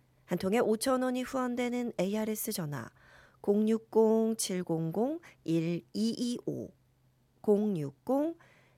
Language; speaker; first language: Korean; native; Korean